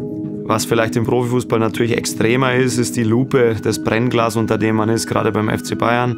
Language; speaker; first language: German; native; German